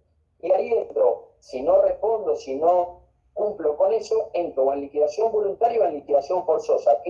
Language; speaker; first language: Spanish; native; Spanish